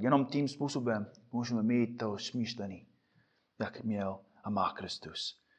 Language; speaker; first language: Czech; non-native, fluent; English